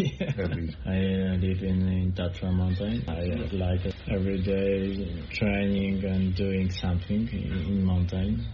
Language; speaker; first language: English; non-native, learner; Polish